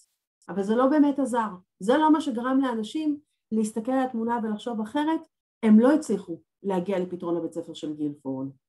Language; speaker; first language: Hebrew; native; Hebrew